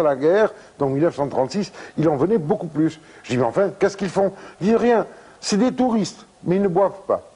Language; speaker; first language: French; native; French